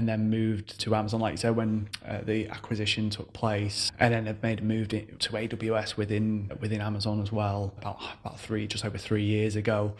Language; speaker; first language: English; native; English